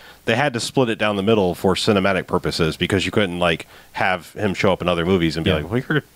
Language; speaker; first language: English; native; English